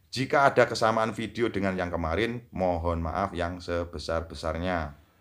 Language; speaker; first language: Indonesian; non-native, local second language; Javanese